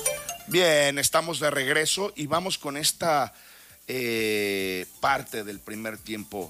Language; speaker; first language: Spanish; native; Spanish